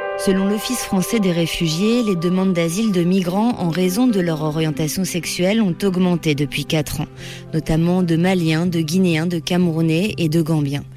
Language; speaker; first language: French; native; French